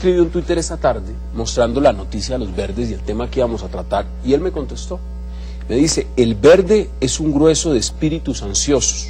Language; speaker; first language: Spanish; native; Spanish